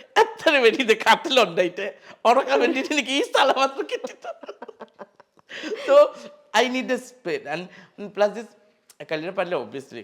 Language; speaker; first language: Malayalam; non-native, fluent; Assamese